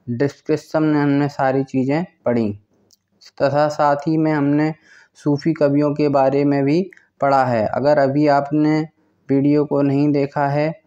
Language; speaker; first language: Hindi; native; Hindi